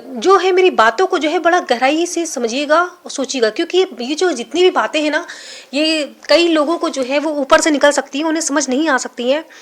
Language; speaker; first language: Hindi; native; Hindi